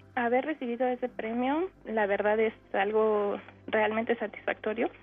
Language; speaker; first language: Spanish; native; Spanish